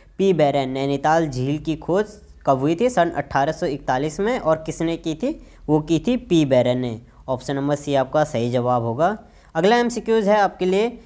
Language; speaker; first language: Hindi; native; Hindi